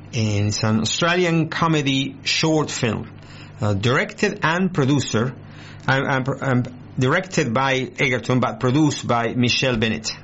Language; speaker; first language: English; non-native, fluent; Spanish